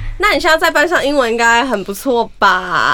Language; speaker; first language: Chinese; native; Chinese